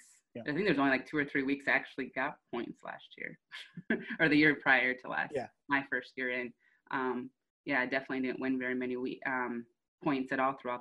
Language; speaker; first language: English; native; English